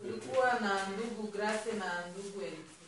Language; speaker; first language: French; non-native, learner; Swahili